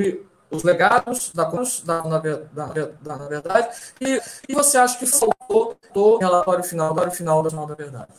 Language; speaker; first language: Portuguese; native; Portuguese